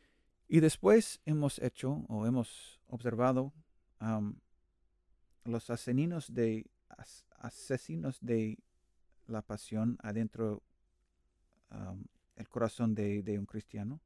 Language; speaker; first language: Spanish; non-native, learner; English